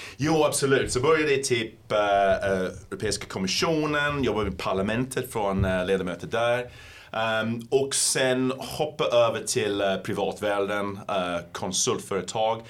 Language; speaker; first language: Swedish; non-native, fluent; English